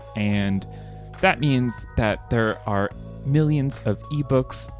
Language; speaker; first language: English; native; English